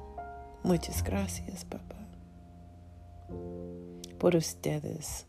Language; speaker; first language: Spanish; non-native, learner; English